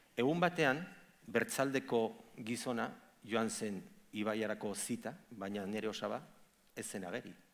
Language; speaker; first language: Basque; non-native, local second language; Spanish